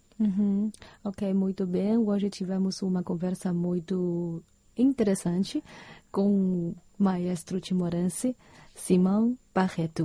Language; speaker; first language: Portuguese; non-native, fluent; Chinese